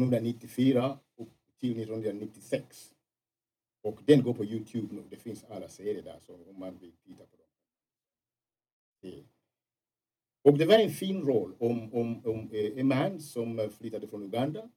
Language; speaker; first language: Swedish; non-native, fluent; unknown